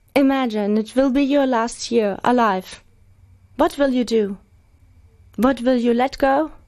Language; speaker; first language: English; non-native, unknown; German